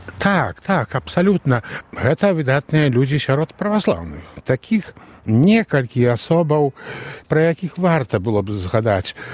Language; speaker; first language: Belarusian; native; Belarusian